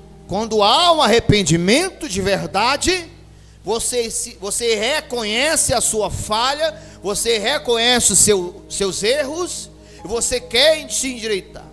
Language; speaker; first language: Portuguese; native; Portuguese